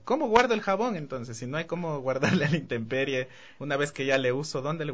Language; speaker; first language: Spanish; native; Spanish